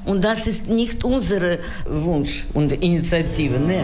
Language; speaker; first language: German; non-native, fluent; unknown